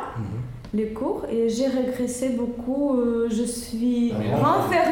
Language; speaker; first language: French; non-native, learner; Russian